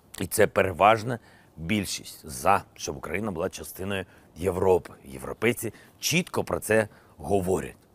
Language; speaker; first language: Ukrainian; non-native, local second language; Russian